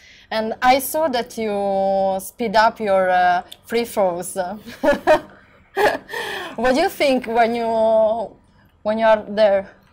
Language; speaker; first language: English; non-native, learner; Italian